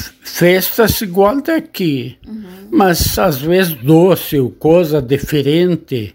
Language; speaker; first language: Portuguese; non-native, learner; Arabic